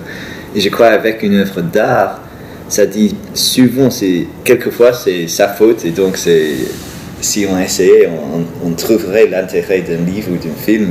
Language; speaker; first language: French; non-native, fluent; English